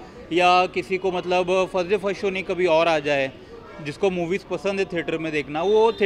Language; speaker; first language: Hindi; native; Hindi